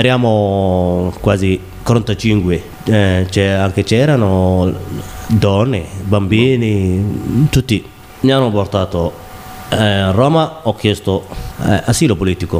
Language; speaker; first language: Italian; non-native, learner; Somali